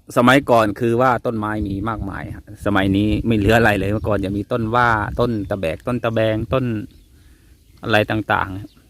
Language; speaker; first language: Thai; native; Thai